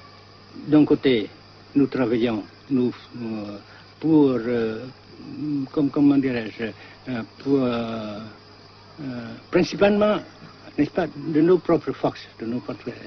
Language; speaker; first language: French; non-native, local second language; Vietnamese